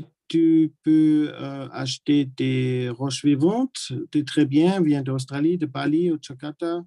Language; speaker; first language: French; non-native, learner; German